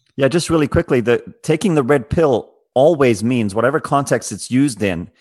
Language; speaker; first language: English; native; English